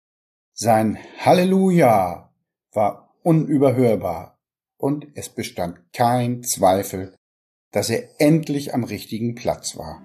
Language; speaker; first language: German; native; German